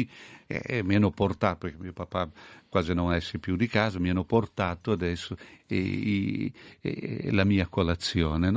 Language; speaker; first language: Italian; non-native, fluent; Portuguese